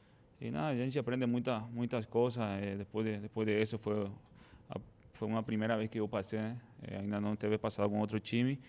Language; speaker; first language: Portuguese; non-native, fluent; Spanish